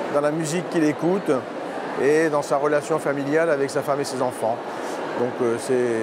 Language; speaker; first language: French; native; French